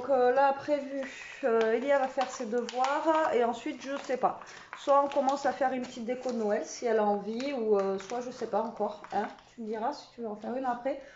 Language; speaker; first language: French; native; French